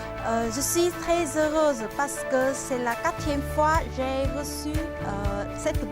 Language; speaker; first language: French; non-native, fluent; Vietnamese